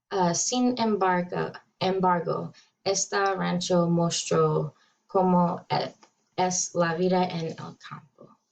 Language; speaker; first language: Spanish; non-native, learner; English